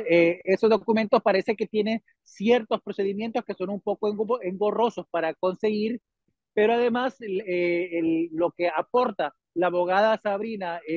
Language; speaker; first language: Spanish; native; Spanish